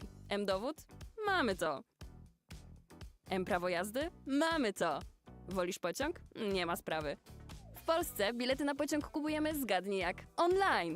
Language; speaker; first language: Polish; native; Polish